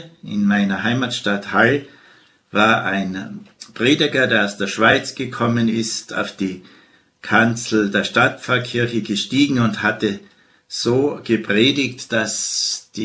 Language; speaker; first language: German; native; German